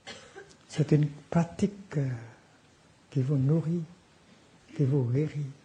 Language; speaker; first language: French; non-native, fluent; Vietnamese